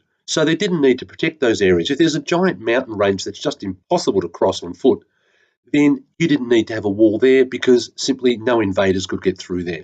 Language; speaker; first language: English; native; English